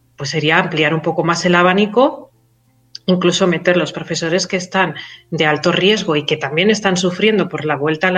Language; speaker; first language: Spanish; native; Spanish